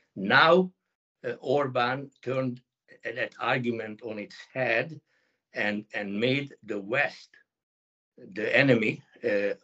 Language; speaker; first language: English; non-native, fluent; Hungarian